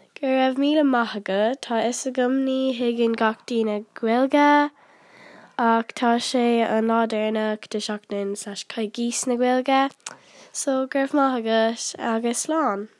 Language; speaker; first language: Irish; non-native, local second language; English